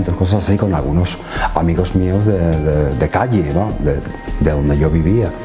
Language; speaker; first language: Spanish; native; Spanish